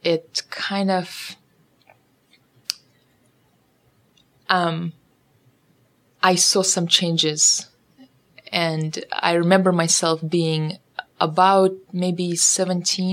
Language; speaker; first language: English; non-native, fluent; Russian